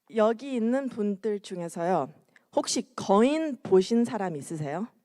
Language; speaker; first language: Korean; early bilingual, heritage; Korean